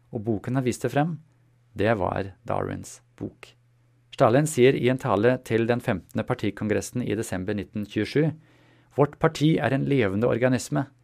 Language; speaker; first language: Norwegian; non-native, fluent; German